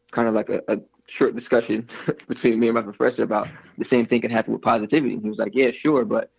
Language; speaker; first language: English; native; English